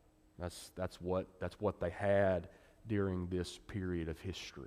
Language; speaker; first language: English; native; English